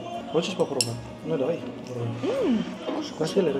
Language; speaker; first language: Russian; non-native, learner; Indonesian